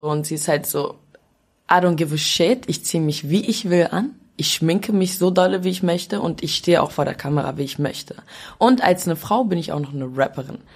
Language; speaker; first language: German; early bilingual, other home language; Albanian